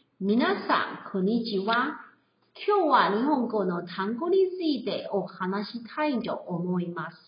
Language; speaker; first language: Japanese; non-native, learner; Chinese